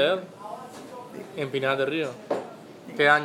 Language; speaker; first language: Spanish; early bilingual, heritage; Spanish